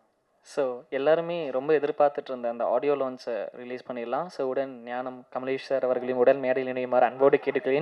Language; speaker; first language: Tamil; native; Tamil